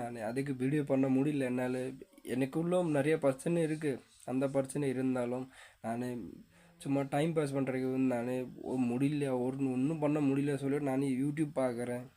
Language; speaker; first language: Tamil; non-native, fluent; Nepali